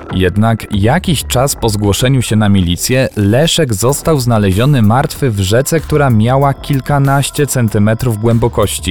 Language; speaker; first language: Polish; native; Polish